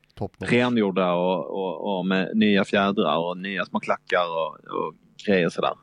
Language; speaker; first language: Swedish; native; Swedish